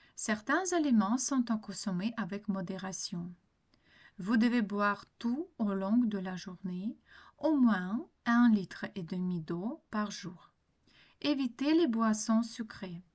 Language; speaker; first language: French; non-native, fluent; Ukrainian